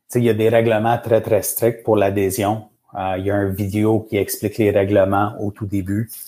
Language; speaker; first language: French; native; French